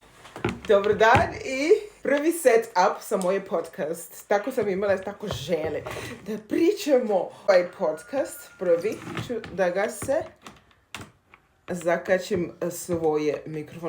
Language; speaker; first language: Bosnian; non-native, learner; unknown